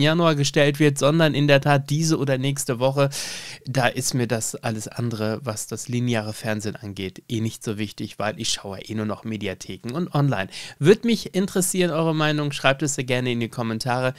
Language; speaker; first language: German; native; German